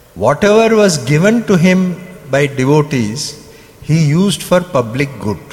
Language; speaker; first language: English; non-native, local second language; Telugu